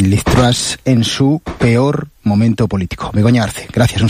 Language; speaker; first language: Spanish; native; Spanish